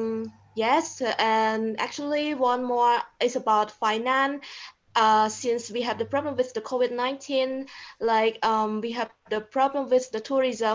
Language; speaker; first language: English; non-native, learner; Khmer